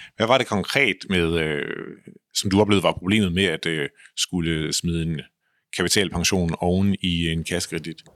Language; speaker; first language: Danish; native; Danish